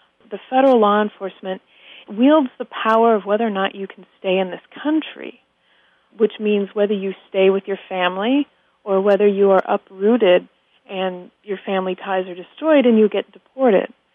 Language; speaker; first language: English; native; English